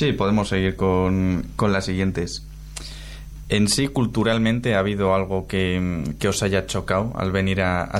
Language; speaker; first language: Spanish; native; Spanish